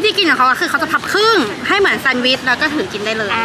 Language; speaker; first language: Thai; native; Thai